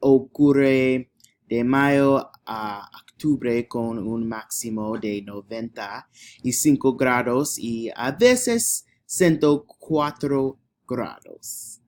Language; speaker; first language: Spanish; non-native, learner; English